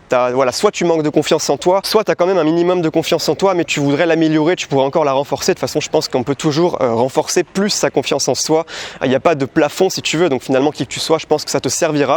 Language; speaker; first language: French; native; French